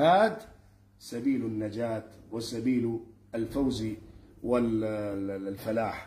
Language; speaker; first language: Arabic; non-native, fluent; Urdu